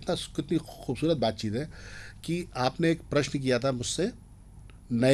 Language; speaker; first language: Hindi; native; Hindi